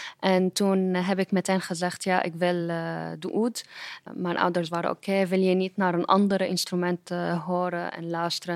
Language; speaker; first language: Dutch; non-native, fluent; Arabic